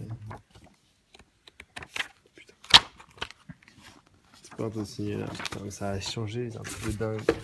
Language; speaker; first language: French; early bilingual, other home language; Japanese